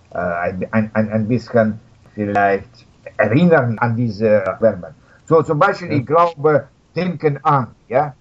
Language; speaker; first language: German; non-native, learner; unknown